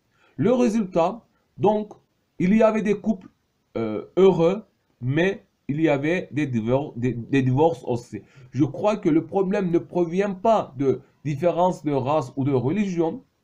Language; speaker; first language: French; non-native, fluent; Turkish